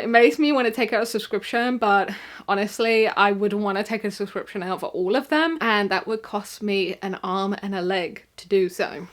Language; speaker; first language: English; native; English